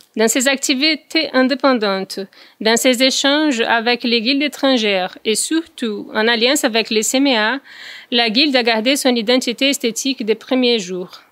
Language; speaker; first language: French; non-native, fluent; Portuguese